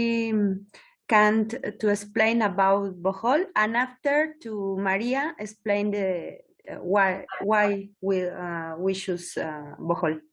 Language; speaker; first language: English; non-native, learner; Spanish